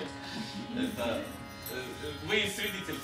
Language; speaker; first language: Russian; non-native, fluent; Hindi